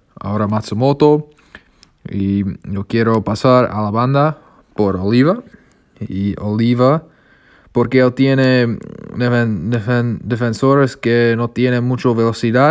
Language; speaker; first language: Spanish; non-native, learner; English